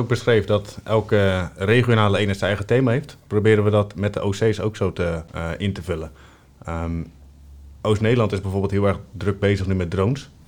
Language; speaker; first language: Dutch; native; Dutch